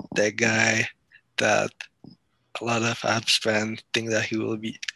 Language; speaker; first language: English; non-native, fluent; French